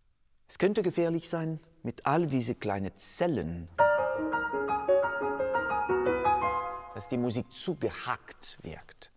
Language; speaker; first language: German; non-native, fluent; French